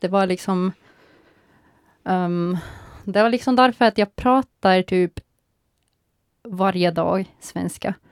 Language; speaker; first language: Swedish; non-native, local second language; Finnish